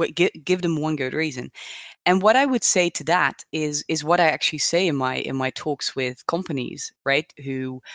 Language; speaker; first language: English; non-native, fluent; Dutch